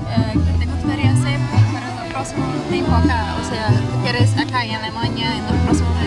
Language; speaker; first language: Spanish; non-native, learner; Portuguese